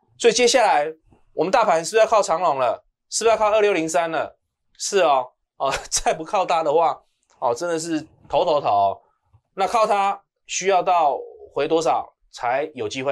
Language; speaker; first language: Chinese; native; Chinese